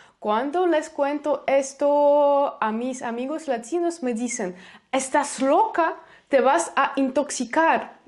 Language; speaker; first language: Spanish; non-native, fluent; Russian